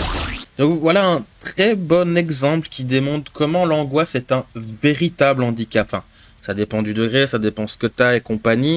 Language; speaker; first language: French; native; French